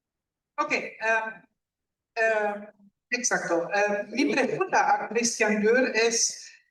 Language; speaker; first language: Spanish; non-native, learner; German